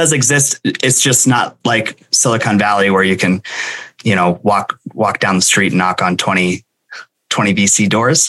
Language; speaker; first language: English; native; English